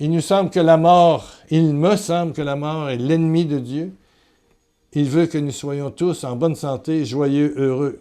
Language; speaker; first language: French; native; French